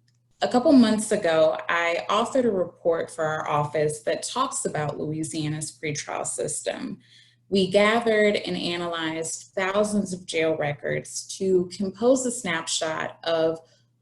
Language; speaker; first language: English; native; English